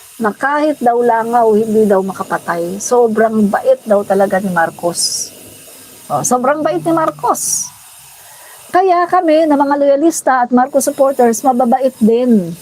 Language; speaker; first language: Filipino; non-native, local second language; Cebuano